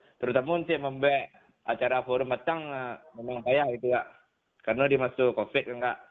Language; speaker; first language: Indonesian; non-native, local second language; Minangkabau